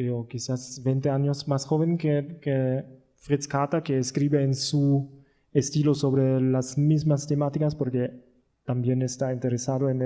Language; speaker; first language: Spanish; non-native, learner; German